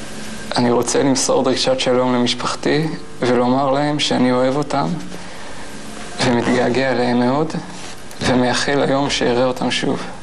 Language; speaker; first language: Hebrew; native; Hebrew